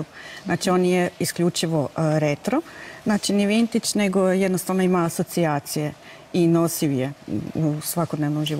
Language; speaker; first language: Croatian; native; Croatian